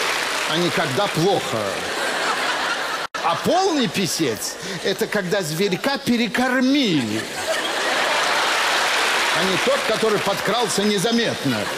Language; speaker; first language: Russian; native; Russian